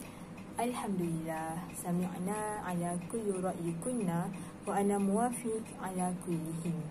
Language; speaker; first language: Arabic; non-native, learner; Malay